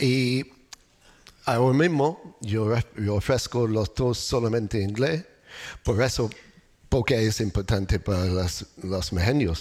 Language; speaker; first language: Spanish; non-native, learner; English